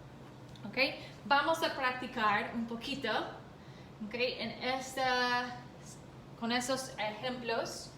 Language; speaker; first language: Spanish; non-native, fluent; English